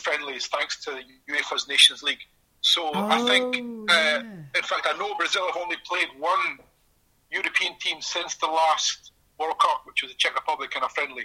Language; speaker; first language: English; native; English